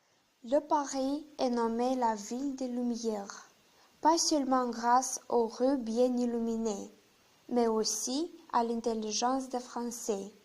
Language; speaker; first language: French; non-native, learner; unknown